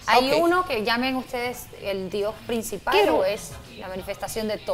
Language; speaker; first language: Spanish; native; Spanish